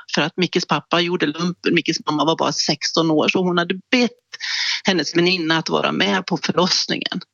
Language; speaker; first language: Swedish; native; Swedish